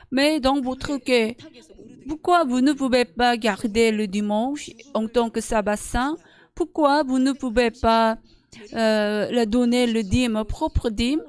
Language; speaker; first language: French; non-native, learner; Korean